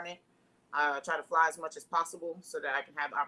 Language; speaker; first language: English; native; English